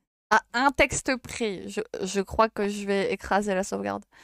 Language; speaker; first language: French; native; French